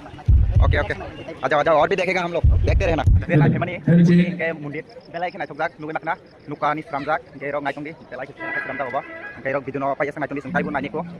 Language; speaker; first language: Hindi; non-native, local second language; Kok Borok